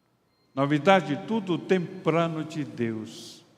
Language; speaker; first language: Portuguese; non-native, fluent; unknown